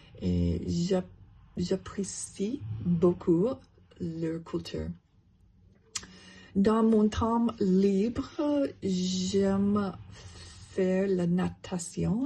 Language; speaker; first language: French; non-native, learner; English